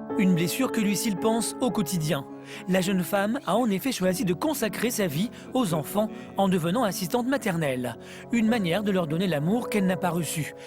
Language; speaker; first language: French; native; French